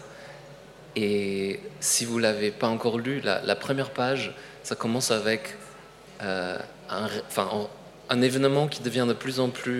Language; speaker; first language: French; non-native, fluent; Polish